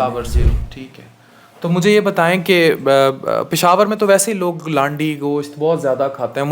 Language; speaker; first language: Urdu; native; Urdu